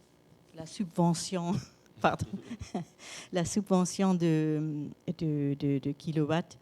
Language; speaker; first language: French; non-native, learner; German